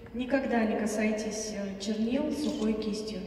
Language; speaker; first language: Russian; native; Russian